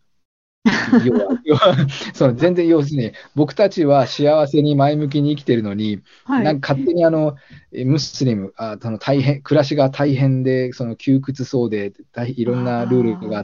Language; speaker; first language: Japanese; native; Japanese